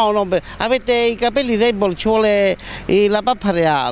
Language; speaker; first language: Italian; native; Italian